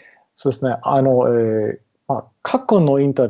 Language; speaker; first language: Japanese; non-native, learner; English